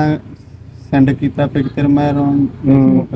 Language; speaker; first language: Filipino; non-native, learner; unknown